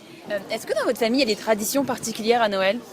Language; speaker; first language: French; native; French